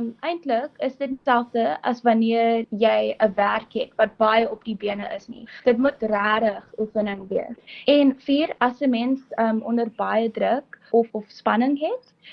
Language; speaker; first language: Afrikaans; non-native, local second language; English